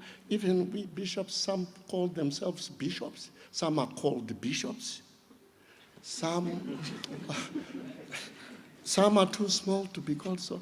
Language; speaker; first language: English; non-native, local second language; Shona